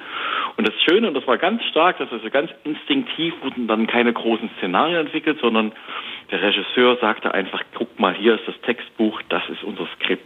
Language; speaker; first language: German; native; German